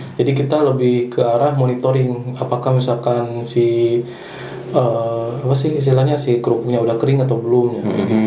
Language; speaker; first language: Indonesian; non-native, local second language; Sundanese